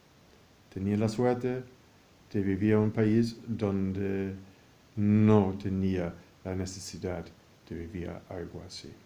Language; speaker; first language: Spanish; non-native, fluent; German